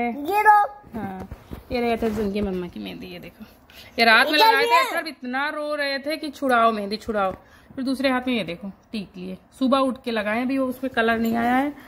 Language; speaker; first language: Hindi; native; Hindi